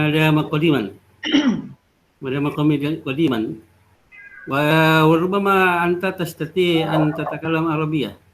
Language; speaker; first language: Arabic; non-native, fluent; Indonesian